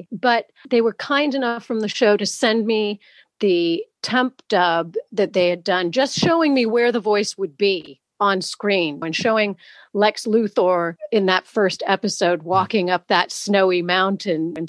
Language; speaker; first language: English; native; English